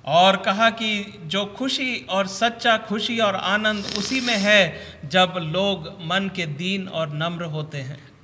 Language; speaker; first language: Hindi; non-native, local second language; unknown